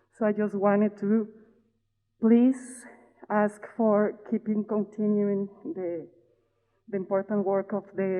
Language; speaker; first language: English; non-native, fluent; Spanish